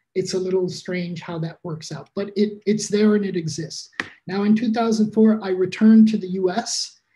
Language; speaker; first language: English; native; English